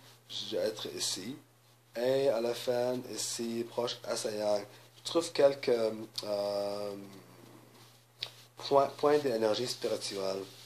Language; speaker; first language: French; non-native, learner; English